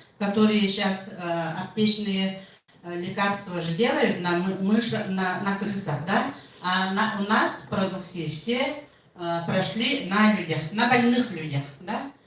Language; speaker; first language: Russian; non-native, local second language; Yakut